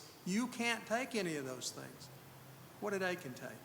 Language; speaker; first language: English; native; English